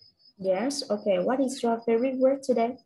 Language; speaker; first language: English; non-native, learner; Vietnamese